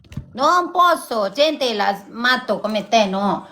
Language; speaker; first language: Italian; non-native, learner; Thai